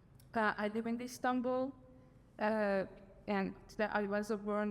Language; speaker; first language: English; non-native, learner; Turkish